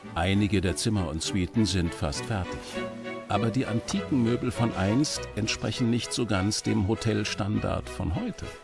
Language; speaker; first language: German; native; German